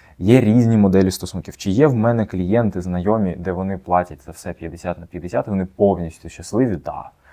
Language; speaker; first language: Ukrainian; native; Ukrainian